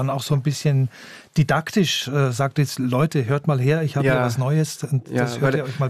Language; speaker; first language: German; native; German